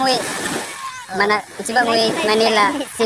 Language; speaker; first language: Japanese; non-native, learner; Cebuano